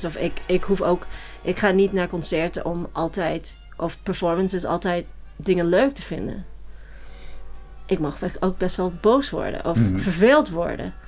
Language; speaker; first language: Dutch; non-native, fluent; English